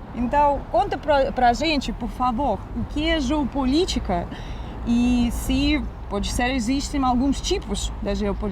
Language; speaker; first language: Portuguese; non-native, fluent; Russian